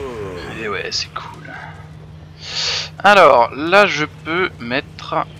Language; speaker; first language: French; native; French